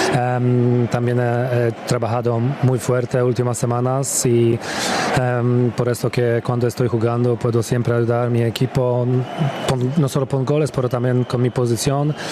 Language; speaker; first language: Spanish; non-native, fluent; Polish